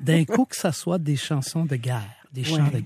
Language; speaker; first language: French; non-native, local second language; Innu-aimun